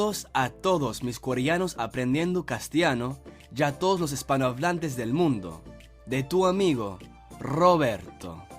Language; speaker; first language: Spanish; non-native, fluent; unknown